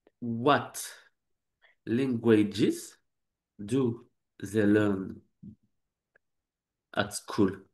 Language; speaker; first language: English; non-native, learner; French